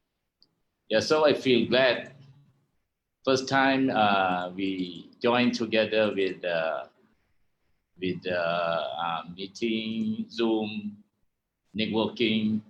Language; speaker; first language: English; non-native, learner; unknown